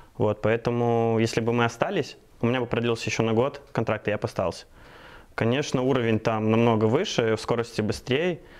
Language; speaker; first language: Russian; native; Russian